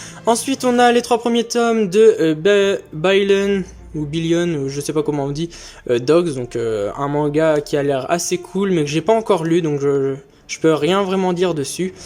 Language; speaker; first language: French; native; French